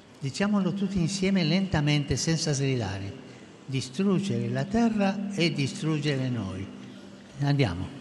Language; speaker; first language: Italian; non-native, fluent; Spanish